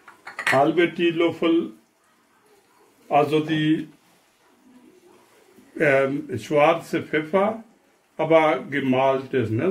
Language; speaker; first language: German; non-native, learner; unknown